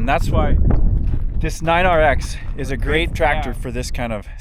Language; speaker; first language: English; native; English